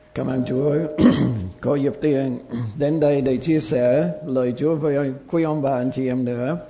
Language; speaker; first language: Vietnamese; non-native, fluent; English